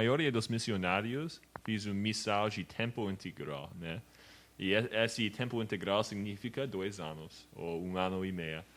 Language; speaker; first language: Portuguese; non-native, learner; English